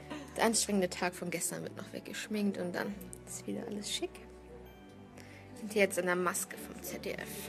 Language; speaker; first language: German; native; German